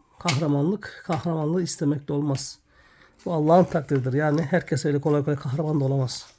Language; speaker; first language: Turkish; native; Turkish